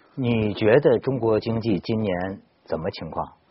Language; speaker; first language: Chinese; native; Chinese